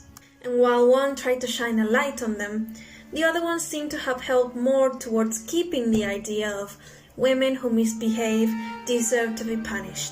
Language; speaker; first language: English; non-native, fluent; Spanish